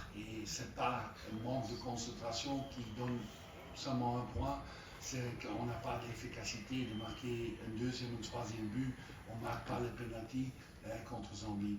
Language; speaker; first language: French; non-native, fluent; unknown